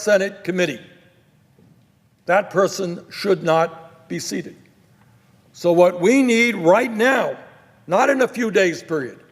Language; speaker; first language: English; native; English